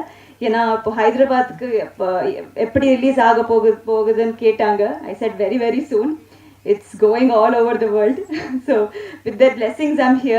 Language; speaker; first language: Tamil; non-native, learner; Telugu